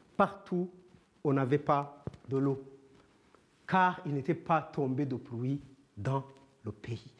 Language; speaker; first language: French; non-native, local second language; Kinyarwanda